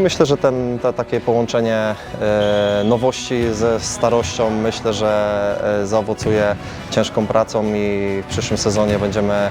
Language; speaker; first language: Polish; native; Polish